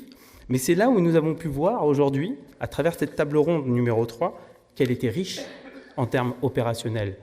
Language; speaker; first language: French; native; French